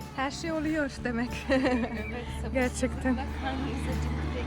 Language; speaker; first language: Turkish; non-native, fluent; Hungarian